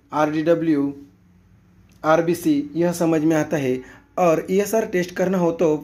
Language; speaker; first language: Hindi; non-native, local second language; Marathi